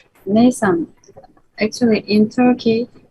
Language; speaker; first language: English; non-native, learner; Turkish